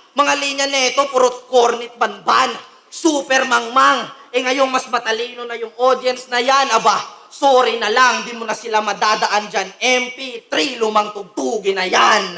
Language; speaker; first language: Filipino; native; Filipino